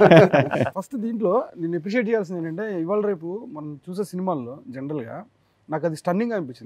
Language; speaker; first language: Telugu; native; Telugu